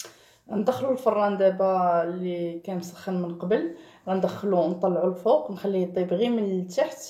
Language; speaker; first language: Arabic; native; Arabic